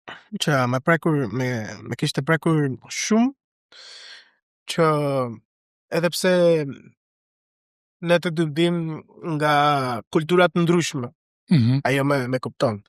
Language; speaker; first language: Albanian; non-native, learner; Spanish